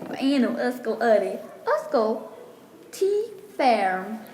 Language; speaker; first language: Welsh; non-native, local second language; English